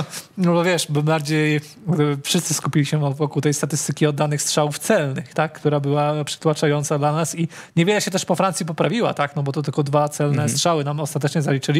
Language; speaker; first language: Polish; native; Polish